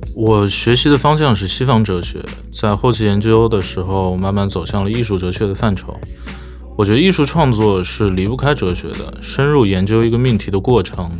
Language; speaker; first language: Chinese; native; Chinese